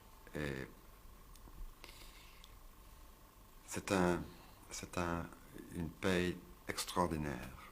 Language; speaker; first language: French; non-native, learner; English